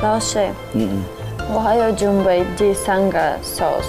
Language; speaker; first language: Chinese; non-native, fluent; Russian